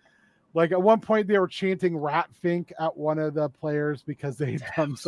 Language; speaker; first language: English; native; English